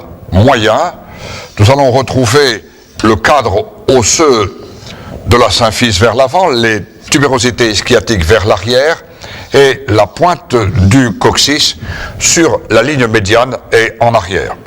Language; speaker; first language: French; native; French